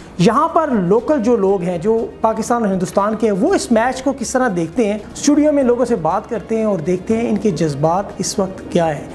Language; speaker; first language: Urdu; native; Urdu